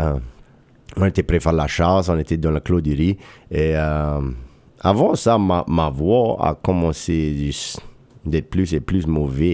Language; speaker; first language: French; non-native, local second language; English